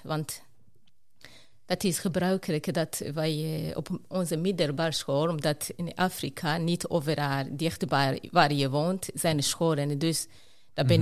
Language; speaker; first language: Dutch; non-native, fluent; Rundi